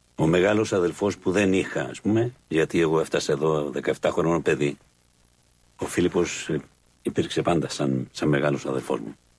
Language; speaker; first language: Greek; non-native, fluent; Spanish